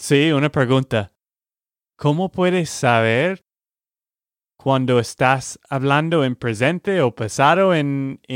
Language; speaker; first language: Spanish; non-native, learner; English